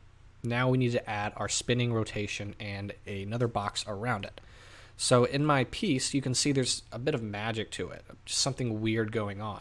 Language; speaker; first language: English; native; English